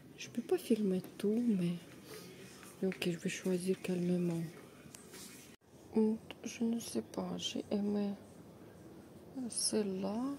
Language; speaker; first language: French; non-native, fluent; Russian